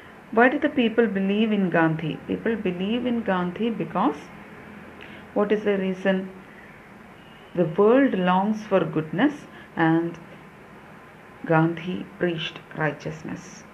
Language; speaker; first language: English; non-native, local second language; Malayalam